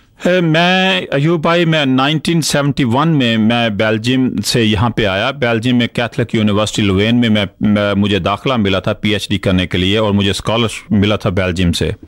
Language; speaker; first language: Urdu; non-native, local second language; Punjabi